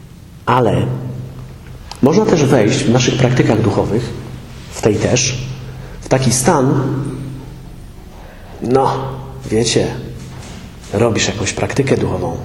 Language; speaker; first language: Polish; native; Polish